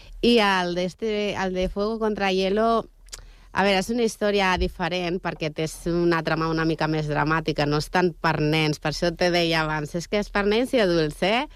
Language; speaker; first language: Catalan; non-native, local second language; Spanish